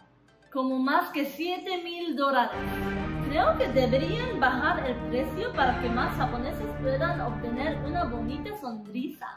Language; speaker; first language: Spanish; non-native, learner; Japanese